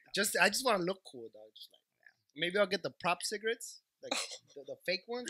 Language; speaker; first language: English; early bilingual, other home language; Spanish